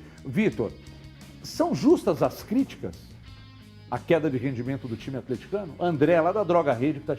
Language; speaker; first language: Portuguese; native; Portuguese